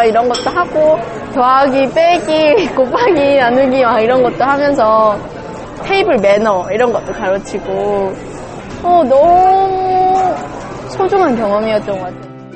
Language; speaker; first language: Korean; native; Korean